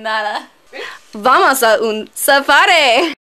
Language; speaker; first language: Spanish; non-native, learner; English